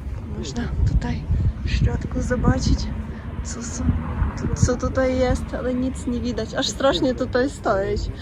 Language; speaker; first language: Polish; non-native, learner; Ukrainian